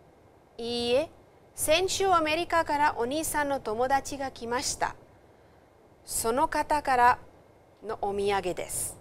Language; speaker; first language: Japanese; non-native, fluent; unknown